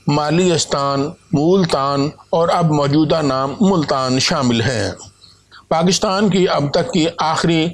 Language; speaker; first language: Urdu; native; Urdu